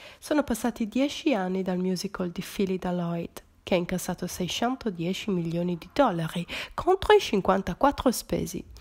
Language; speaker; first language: Italian; native; Italian